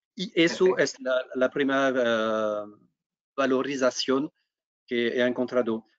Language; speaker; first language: Spanish; non-native, fluent; French